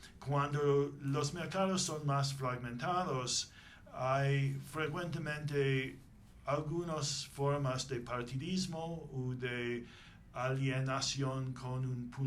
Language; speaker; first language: Spanish; non-native, fluent; English